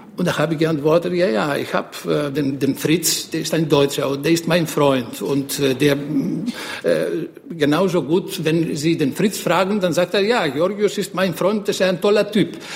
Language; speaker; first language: German; non-native, fluent; Greek